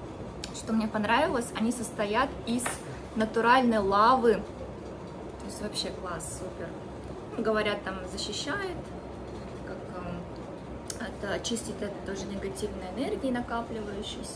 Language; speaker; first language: Russian; native; Russian